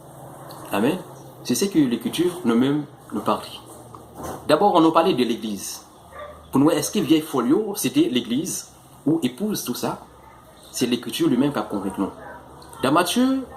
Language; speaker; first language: French; non-native, local second language; Haitian Creole